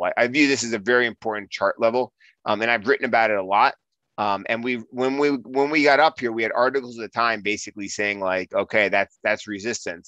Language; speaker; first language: English; native; English